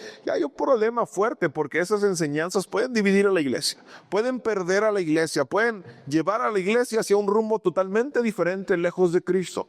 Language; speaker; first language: Spanish; native; Spanish